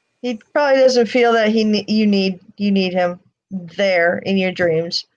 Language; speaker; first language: English; native; English